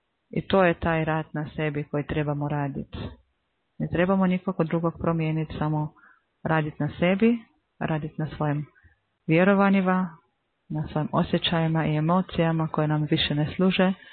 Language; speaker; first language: Serbian; non-native, fluent; Slovenian